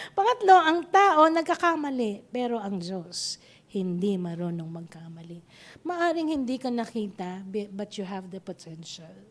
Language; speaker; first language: Filipino; non-native, local second language; Pampanga